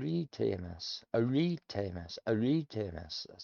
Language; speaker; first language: Japanese; non-native, learner; English